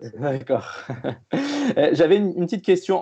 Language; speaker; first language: French; native; French